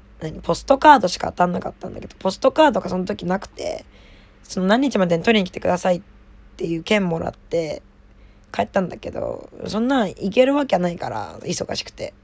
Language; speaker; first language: Japanese; native; Japanese